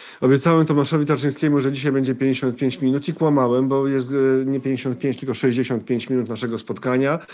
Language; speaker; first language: Polish; native; Polish